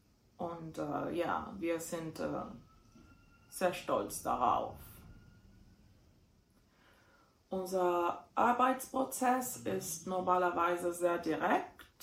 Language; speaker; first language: German; non-native, fluent; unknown